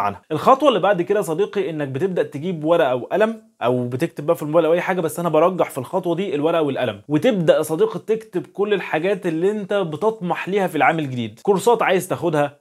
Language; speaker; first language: Arabic; native; Arabic